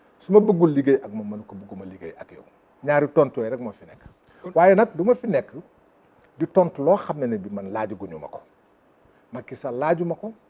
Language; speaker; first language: Wolof; non-native, local second language; Fula